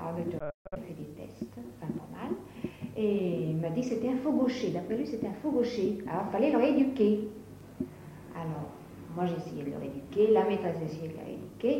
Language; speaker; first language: French; native; French